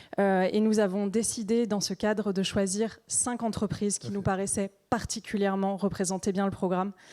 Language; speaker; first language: French; native; French